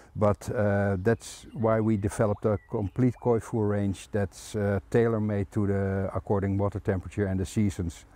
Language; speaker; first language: English; non-native, fluent; Dutch